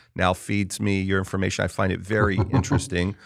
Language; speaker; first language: English; native; English